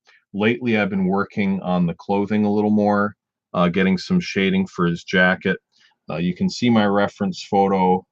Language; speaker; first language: English; native; English